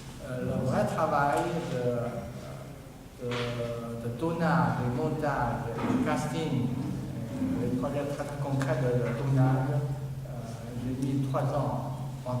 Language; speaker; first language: French; non-native, fluent; Chinese